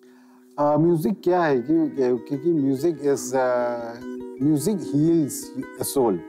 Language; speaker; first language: Hindi; non-native, local second language; Khasi